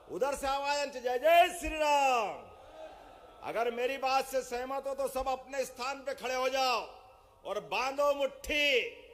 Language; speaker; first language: Hindi; native; Hindi